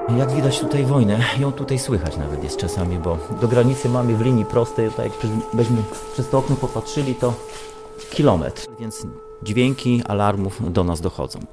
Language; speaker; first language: Polish; native; Polish